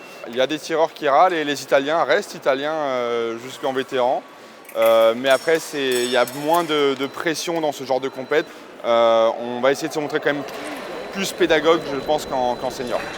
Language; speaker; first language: French; native; French